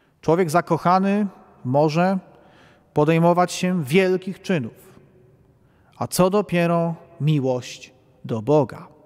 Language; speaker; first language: Polish; native; Polish